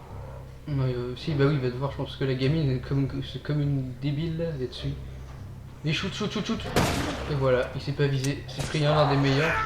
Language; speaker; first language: French; native; French